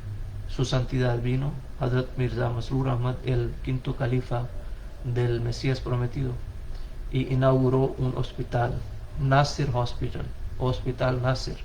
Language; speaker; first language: Spanish; non-native, fluent; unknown